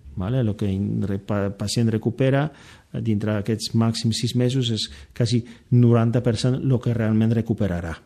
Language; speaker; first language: Catalan; non-native, fluent; Polish